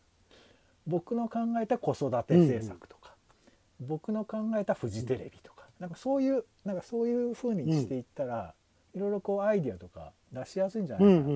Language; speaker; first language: Japanese; native; Japanese